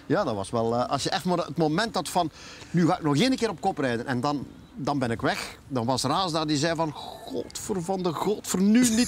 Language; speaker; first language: Dutch; native; Dutch